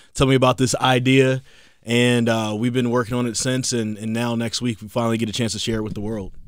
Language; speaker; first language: English; native; English